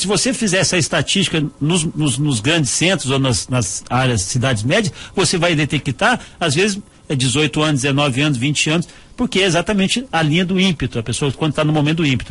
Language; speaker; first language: Portuguese; native; Portuguese